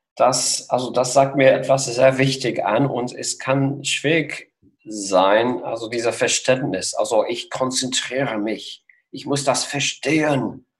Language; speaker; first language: German; non-native, fluent; English